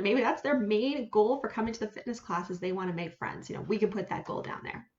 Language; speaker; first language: English; native; English